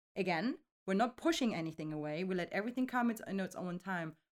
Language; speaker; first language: English; non-native, fluent; German